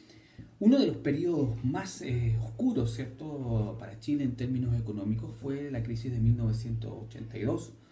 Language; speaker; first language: Spanish; native; Spanish